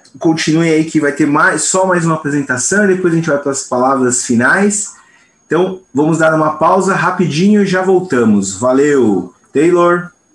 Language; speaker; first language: Portuguese; native; Portuguese